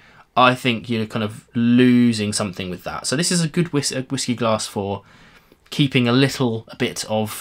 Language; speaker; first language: English; native; English